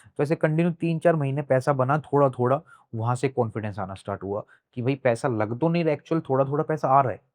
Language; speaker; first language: Hindi; native; Hindi